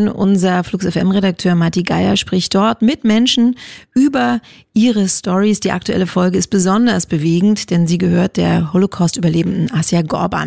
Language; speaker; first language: German; native; German